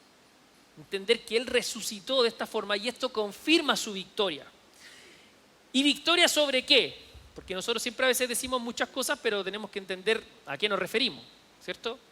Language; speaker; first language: Spanish; native; Spanish